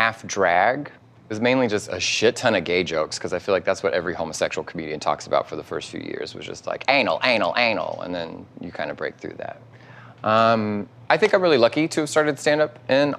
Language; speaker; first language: English; native; English